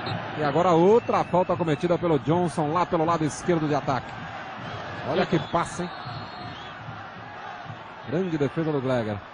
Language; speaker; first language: Portuguese; native; Portuguese